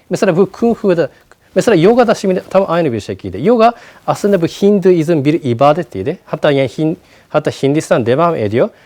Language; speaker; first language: Turkish; non-native, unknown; Japanese